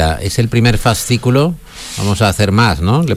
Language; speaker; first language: Spanish; native; Spanish